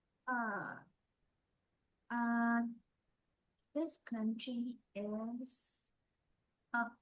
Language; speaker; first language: English; non-native, learner; Vietnamese